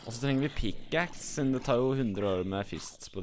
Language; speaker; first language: Norwegian; native; Norwegian